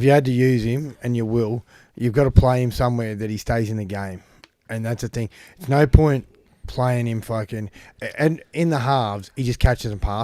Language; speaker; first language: English; native; English